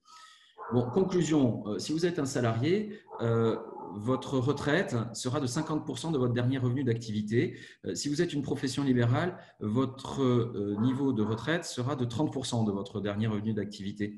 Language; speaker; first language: French; native; French